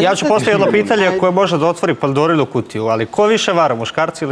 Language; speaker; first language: Serbian; native; Serbian